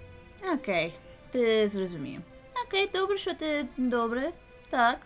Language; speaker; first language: Ukrainian; early bilingual, heritage; English